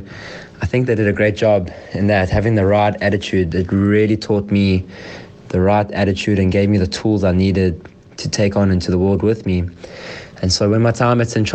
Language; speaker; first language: English; native; English